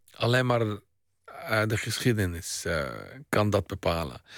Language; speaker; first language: Dutch; non-native, fluent; Arabic